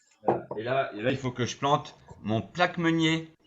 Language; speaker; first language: French; native; French